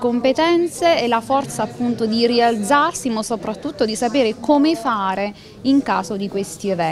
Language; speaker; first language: Italian; native; Italian